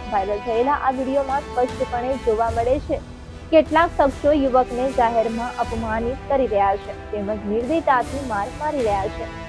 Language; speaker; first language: Gujarati; native; Gujarati